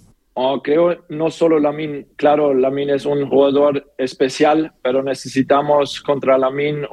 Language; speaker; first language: Spanish; non-native, learner; German